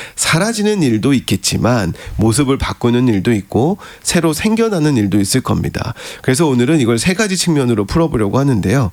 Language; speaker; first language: Korean; native; Korean